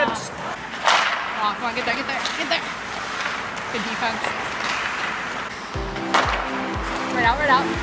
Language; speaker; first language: English; native; English